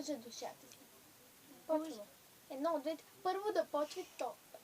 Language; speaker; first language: Bulgarian; non-native, local second language; Turkish